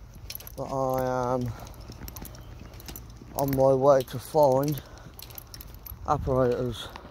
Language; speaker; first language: English; native; English